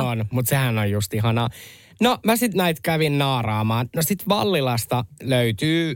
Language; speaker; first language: Finnish; native; Finnish